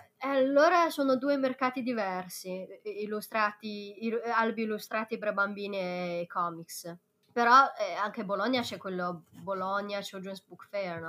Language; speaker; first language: Italian; non-native, fluent; Chinese